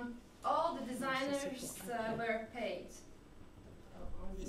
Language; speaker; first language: English; non-native, learner; French